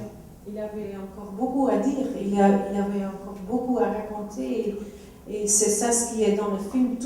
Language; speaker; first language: French; non-native, local second language; Dutch